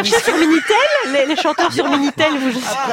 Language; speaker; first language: French; native; French